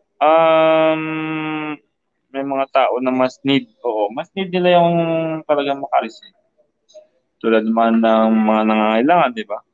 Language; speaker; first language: Filipino; native; Filipino